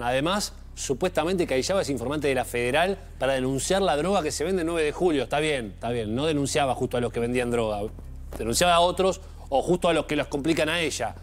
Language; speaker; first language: Spanish; native; Spanish